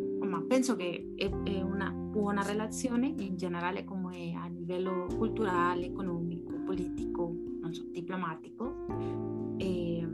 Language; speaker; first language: Italian; non-native, fluent; Spanish